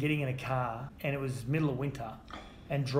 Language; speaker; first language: English; native; English